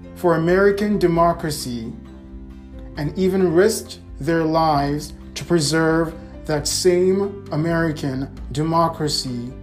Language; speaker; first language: English; native; English